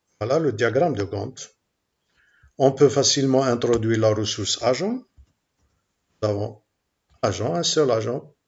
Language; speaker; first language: French; non-native, local second language; Arabic